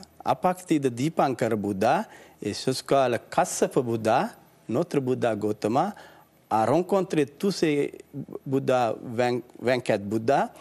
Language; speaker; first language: French; non-native, learner; Sinhala